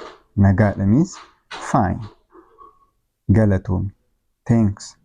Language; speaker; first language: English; non-native, local second language; Oromo